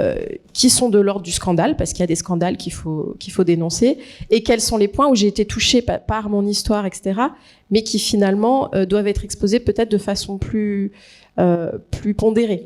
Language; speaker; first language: French; native; French